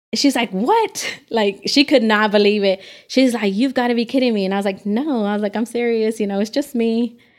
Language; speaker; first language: English; native; English